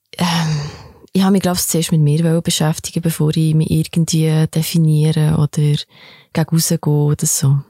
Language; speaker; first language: German; early bilingual, other home language; Albanian